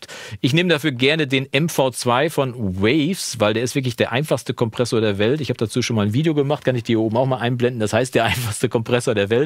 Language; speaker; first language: German; native; German